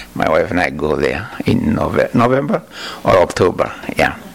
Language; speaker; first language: English; non-native, local second language; Kikuyu